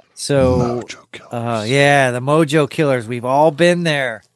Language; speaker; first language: English; native; English